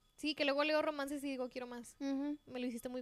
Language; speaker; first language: Spanish; native; Spanish